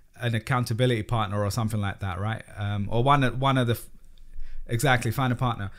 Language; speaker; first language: English; native; English